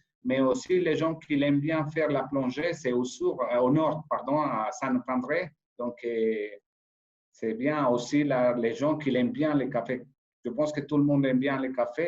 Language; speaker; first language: French; non-native, fluent; Spanish